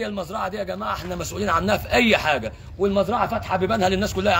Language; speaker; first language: Arabic; native; Arabic